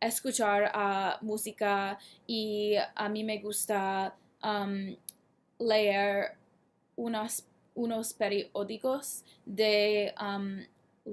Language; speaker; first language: Spanish; non-native, learner; English